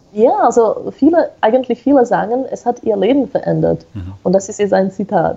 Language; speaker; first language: German; non-native, fluent; Slovak